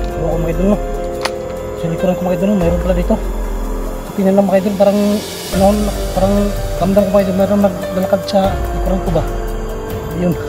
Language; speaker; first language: Filipino; non-native, local second language; Cebuano